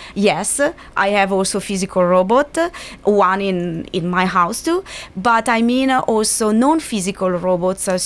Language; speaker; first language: English; non-native, fluent; Italian